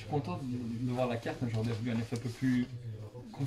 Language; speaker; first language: French; native; French